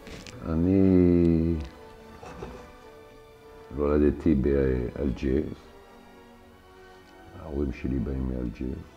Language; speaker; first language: Hebrew; non-native, fluent; French